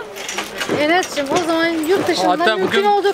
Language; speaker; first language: Turkish; non-native, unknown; Indonesian